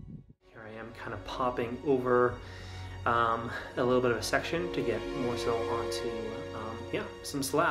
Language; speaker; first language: English; native; English